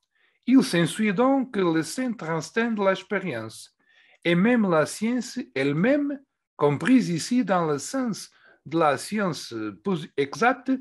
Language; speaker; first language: French; non-native, fluent; Portuguese